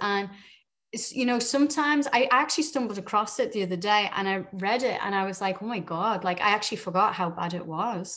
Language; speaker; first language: English; native; English